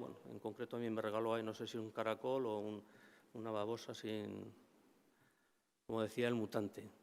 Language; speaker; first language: Spanish; native; Spanish